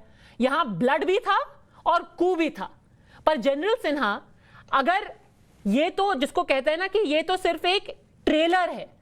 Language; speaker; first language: Hindi; native; Hindi